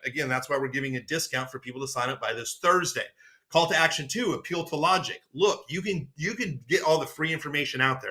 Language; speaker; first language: English; native; English